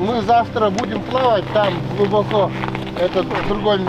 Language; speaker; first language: Russian; non-native, local second language; Yakut